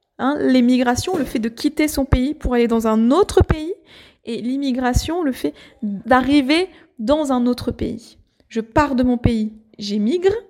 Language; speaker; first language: French; native; French